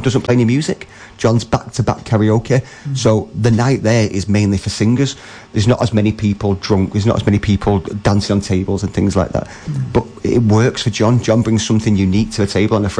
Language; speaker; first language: English; native; English